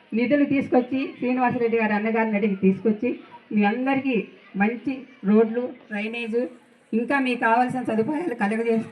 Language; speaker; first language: Telugu; native; Telugu